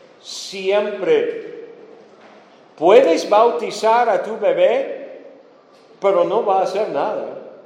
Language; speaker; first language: Spanish; non-native, fluent; English